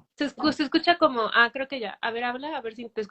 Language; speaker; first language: Spanish; native; Spanish